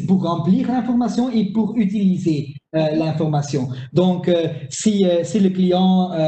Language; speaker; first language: French; non-native, local second language; Dutch